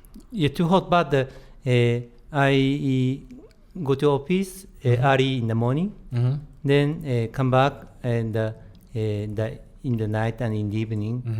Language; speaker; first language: English; non-native, learner; Japanese